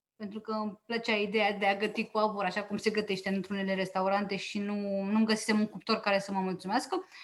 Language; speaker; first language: Romanian; native; Romanian